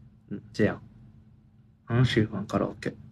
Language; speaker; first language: Chinese; non-native, learner; Japanese